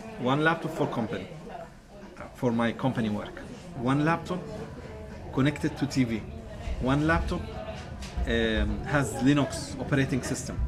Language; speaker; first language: English; non-native, fluent; Arabic